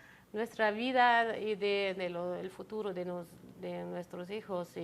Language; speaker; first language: Spanish; non-native, fluent; German